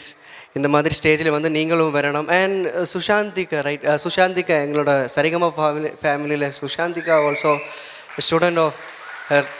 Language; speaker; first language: Tamil; non-native, learner; Malayalam